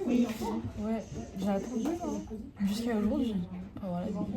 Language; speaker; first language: French; native; French